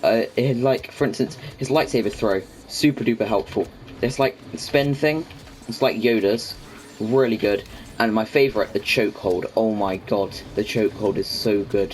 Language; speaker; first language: English; native; English